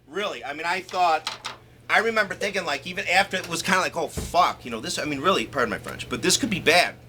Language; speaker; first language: English; native; English